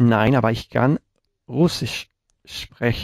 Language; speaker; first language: German; non-native, learner; Spanish